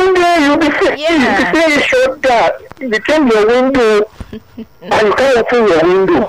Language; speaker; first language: English; non-native, local second language; Yoruba